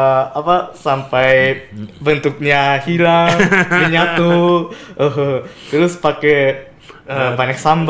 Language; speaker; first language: Indonesian; non-native, fluent; Japanese